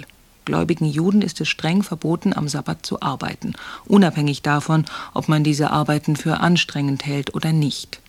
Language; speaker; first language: German; native; German